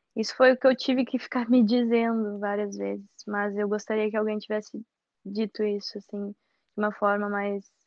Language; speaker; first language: Portuguese; native; Portuguese